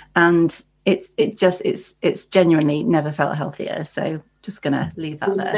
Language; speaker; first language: English; native; English